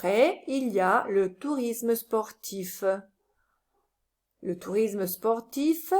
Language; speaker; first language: French; non-native, learner; Italian